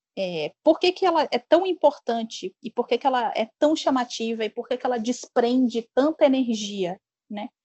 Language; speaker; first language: Portuguese; native; Portuguese